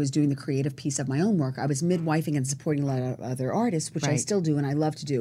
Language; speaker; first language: English; native; English